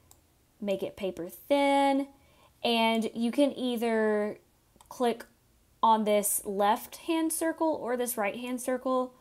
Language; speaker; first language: English; native; English